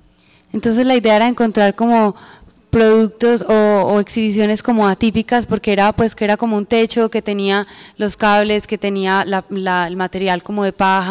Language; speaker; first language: Spanish; native; Spanish